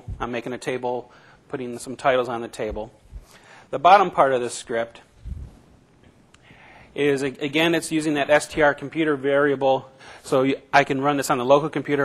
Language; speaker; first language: English; native; English